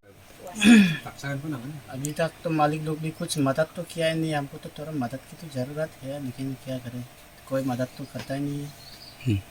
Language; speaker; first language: Hindi; non-native, local second language; Garo